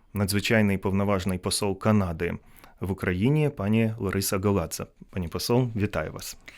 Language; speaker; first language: Ukrainian; native; Ukrainian